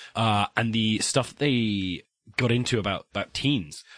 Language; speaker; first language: English; native; English